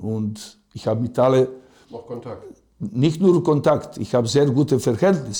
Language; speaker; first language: German; non-native, fluent; Serbian